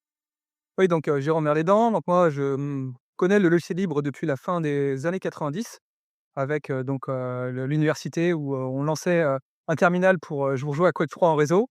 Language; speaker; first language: French; native; French